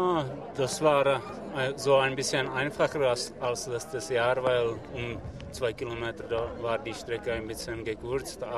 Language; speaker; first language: German; non-native, learner; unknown